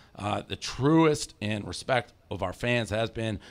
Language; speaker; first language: English; native; English